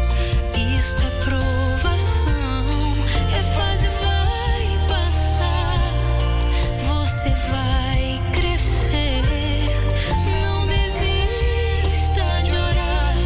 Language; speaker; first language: Portuguese; native; Portuguese